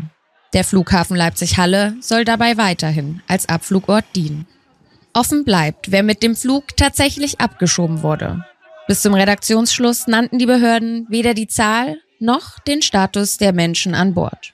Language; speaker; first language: German; native; German